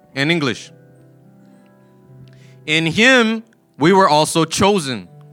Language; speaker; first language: English; early bilingual, other home language; Spanish